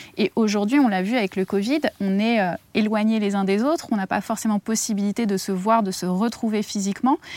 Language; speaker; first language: French; native; French